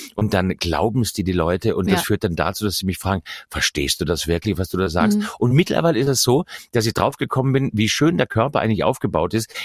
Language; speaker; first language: German; native; German